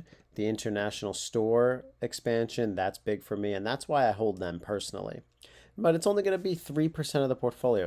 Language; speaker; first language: English; native; English